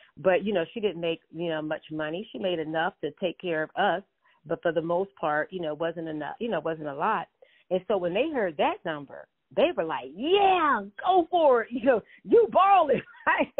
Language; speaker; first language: English; native; English